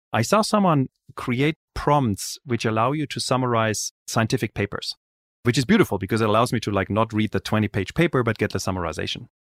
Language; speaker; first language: English; non-native, fluent; German